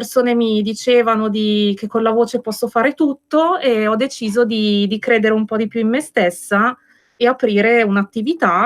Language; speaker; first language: Italian; native; Italian